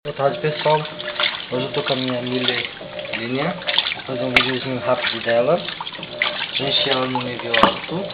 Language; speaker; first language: Portuguese; native; Portuguese